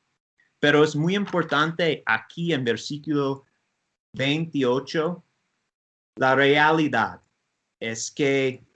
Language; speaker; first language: Spanish; non-native, learner; English